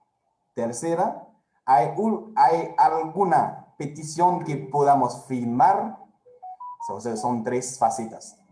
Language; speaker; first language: Spanish; non-native, fluent; Haitian Creole